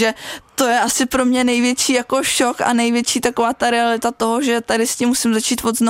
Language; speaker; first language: Czech; native; Czech